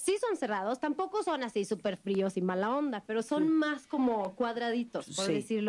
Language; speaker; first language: Spanish; non-native, fluent; Swedish